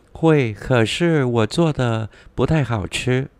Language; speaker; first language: Chinese; non-native, fluent; Vietnamese